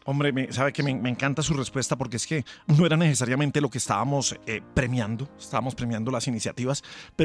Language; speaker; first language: Spanish; native; Spanish